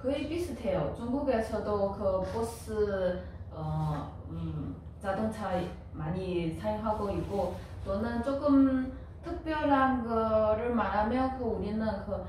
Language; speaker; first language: Korean; non-native, fluent; Chinese